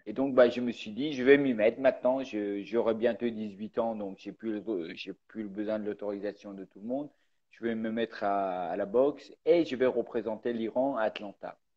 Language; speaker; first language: French; early bilingual, other home language; Persian